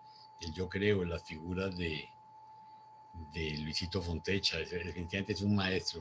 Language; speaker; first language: Spanish; native; Spanish